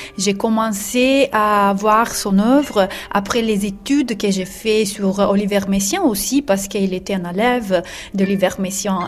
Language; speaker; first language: French; non-native, learner; Italian